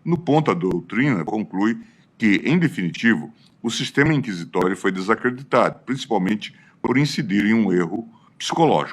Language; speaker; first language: Portuguese; native; Portuguese